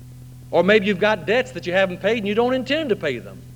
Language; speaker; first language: English; native; English